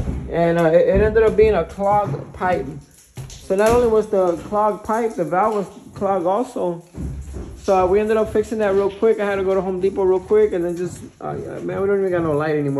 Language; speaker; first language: English; early bilingual, other home language; Spanish